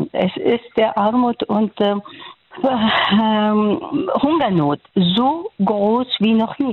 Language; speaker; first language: German; non-native, fluent; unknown